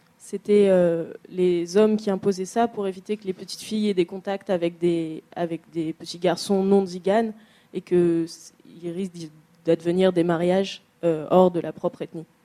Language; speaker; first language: French; native; French